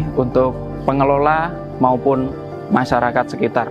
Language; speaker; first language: Indonesian; non-native, local second language; Javanese